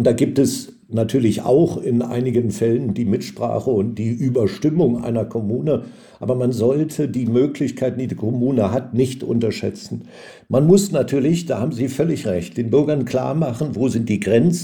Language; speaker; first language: German; native; German